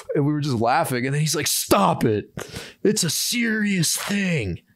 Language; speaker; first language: English; native; English